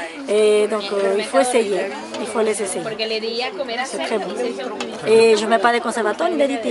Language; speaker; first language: French; non-native, fluent; Spanish